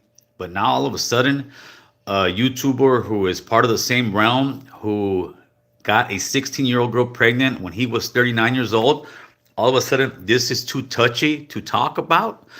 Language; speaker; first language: English; native; English